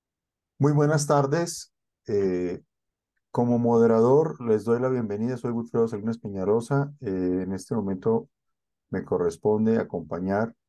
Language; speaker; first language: Spanish; native; Spanish